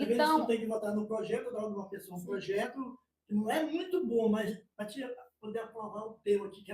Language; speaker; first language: Portuguese; native; Portuguese